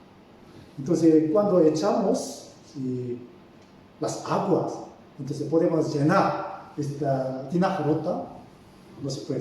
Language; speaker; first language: Spanish; non-native, fluent; Korean